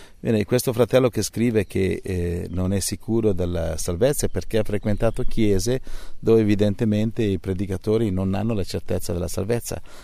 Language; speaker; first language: Italian; native; Italian